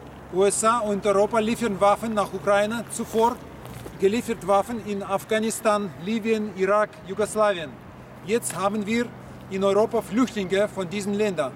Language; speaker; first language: German; non-native, learner; Russian